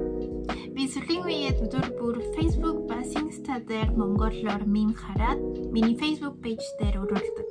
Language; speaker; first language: Mongolian; non-native, learner; Korean